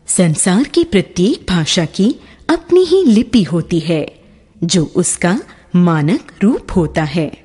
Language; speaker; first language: Hindi; native; Hindi